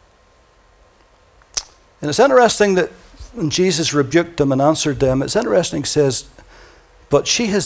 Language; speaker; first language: English; native; English